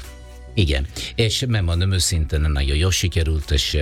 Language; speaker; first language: Hungarian; non-native, fluent; Italian